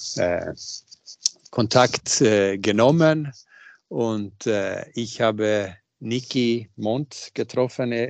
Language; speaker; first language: German; non-native, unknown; Swedish